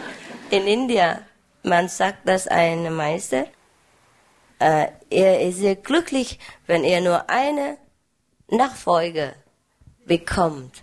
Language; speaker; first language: German; non-native, fluent; Vietnamese